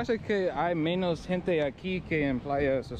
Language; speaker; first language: Spanish; non-native, learner; English